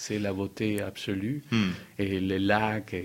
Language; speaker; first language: French; non-native, fluent; Spanish